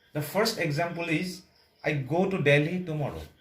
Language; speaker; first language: English; non-native, local second language; Assamese